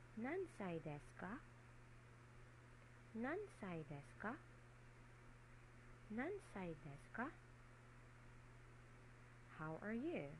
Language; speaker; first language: Japanese; non-native, learner; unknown